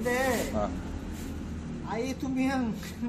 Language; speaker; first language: Korean; non-native, learner; Vietnamese